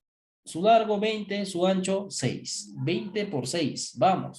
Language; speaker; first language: Spanish; native; Spanish